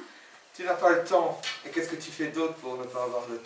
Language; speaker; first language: French; native; French